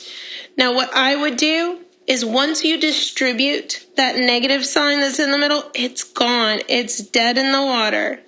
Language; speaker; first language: English; native; English